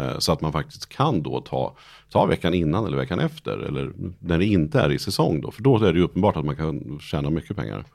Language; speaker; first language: Swedish; native; Swedish